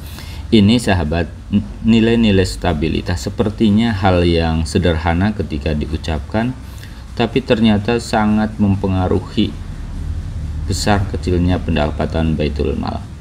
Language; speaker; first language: Indonesian; native; Indonesian